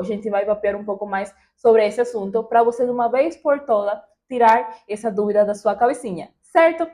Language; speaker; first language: Portuguese; non-native, fluent; Spanish